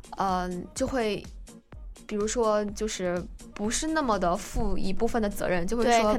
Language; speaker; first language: Chinese; native; Chinese